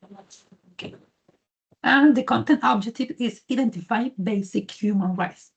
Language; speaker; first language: English; non-native, learner; Spanish